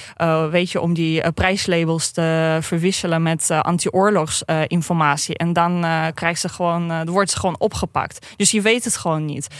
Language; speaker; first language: Dutch; non-native, fluent; Russian